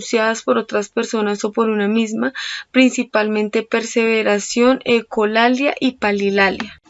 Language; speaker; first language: Spanish; native; Spanish